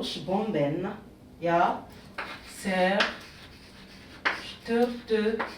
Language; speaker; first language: German; non-native, fluent; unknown